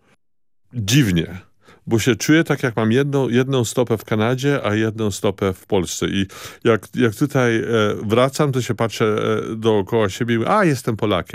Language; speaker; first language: Polish; early bilingual, heritage; Polish